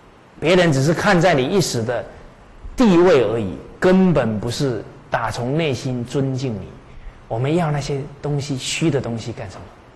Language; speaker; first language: Chinese; native; Chinese